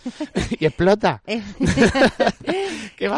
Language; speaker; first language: Spanish; native; Spanish